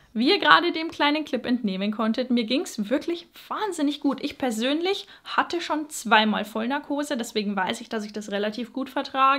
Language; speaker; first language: German; native; German